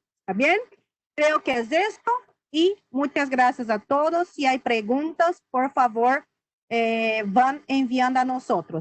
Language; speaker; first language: Spanish; non-native, fluent; Portuguese